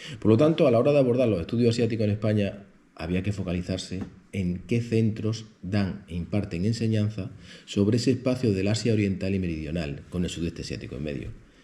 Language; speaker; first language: Spanish; native; Spanish